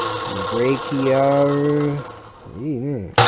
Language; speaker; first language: Japanese; non-native, learner; English